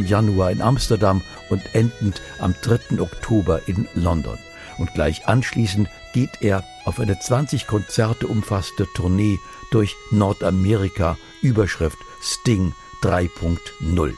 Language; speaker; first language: German; native; German